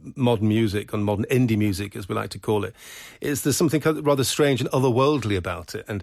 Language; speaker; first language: English; native; English